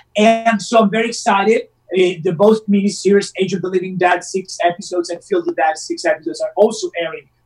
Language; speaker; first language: English; non-native, fluent; Italian